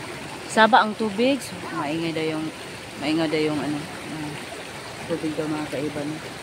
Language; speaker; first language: Filipino; non-native, local second language; Cebuano